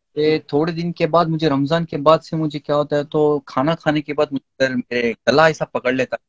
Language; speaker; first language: Hindi; non-native, local second language; Urdu